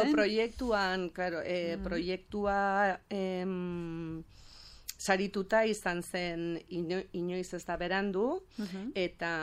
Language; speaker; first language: Basque; non-native, local second language; Spanish